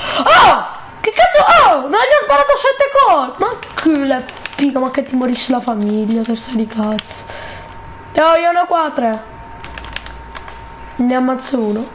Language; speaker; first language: Italian; native; Italian